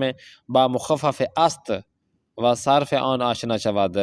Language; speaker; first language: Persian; non-native, fluent; Urdu